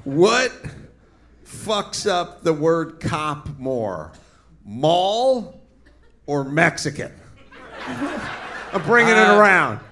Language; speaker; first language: English; native; English